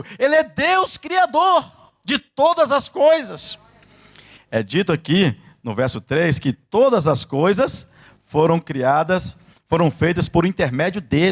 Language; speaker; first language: Portuguese; native; Portuguese